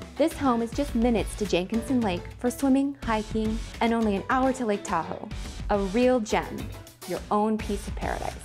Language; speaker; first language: English; native; English